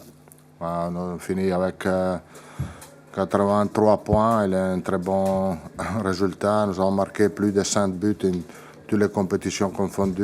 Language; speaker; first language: French; non-native, fluent; Italian